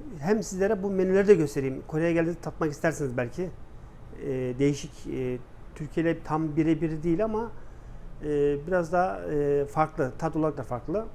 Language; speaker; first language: Turkish; native; Turkish